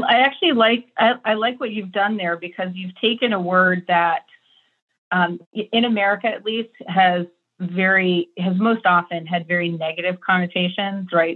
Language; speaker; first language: English; native; English